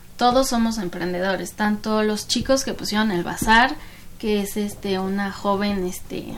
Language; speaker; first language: Spanish; native; Spanish